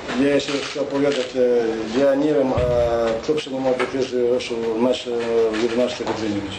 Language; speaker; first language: Polish; non-native, learner; Ukrainian